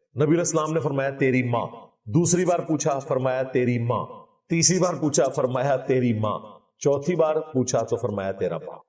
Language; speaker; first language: Urdu; non-native, local second language; Punjabi